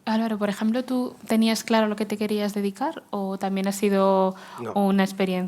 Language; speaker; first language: Spanish; native; Spanish